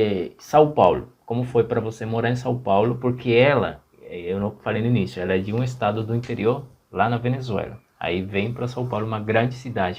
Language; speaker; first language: Portuguese; non-native, fluent; Spanish